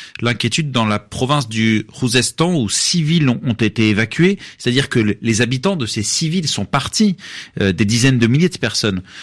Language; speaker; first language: French; native; French